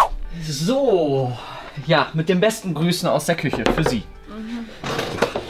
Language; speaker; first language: German; native; German